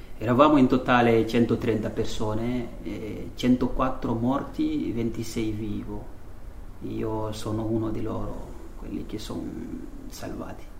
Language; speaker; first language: Italian; non-native, learner; Fula